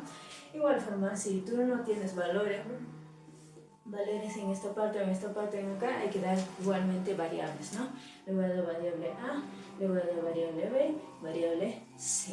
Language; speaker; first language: Spanish; native; Spanish